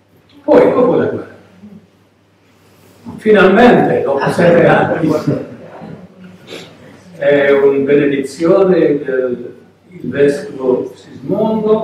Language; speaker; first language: Italian; non-native, learner; English